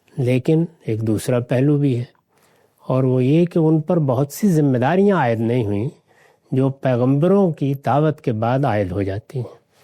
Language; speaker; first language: Urdu; native; Urdu